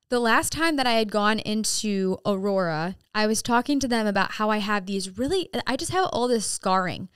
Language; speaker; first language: English; native; English